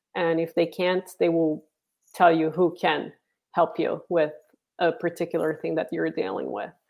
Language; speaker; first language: English; non-native, fluent; Portuguese